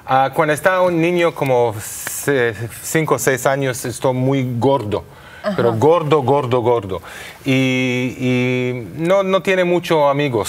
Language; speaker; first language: Spanish; non-native, learner; Hebrew